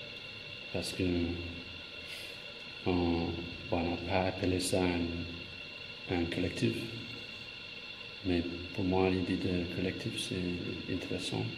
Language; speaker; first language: French; non-native, fluent; English